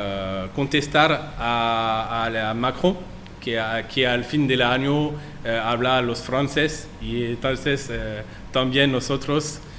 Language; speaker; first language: Spanish; non-native, learner; French